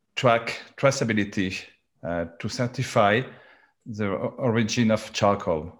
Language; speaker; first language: English; non-native, learner; French